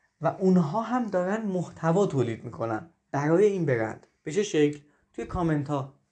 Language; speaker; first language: Persian; native; Persian